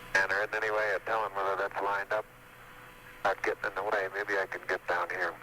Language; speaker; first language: English; native; English